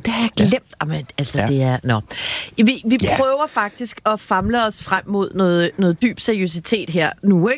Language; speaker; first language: Danish; native; Danish